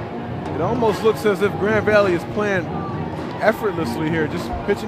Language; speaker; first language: English; native; English